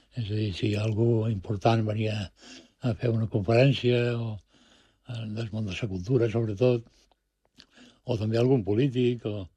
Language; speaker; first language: Catalan; non-native, local second language; Spanish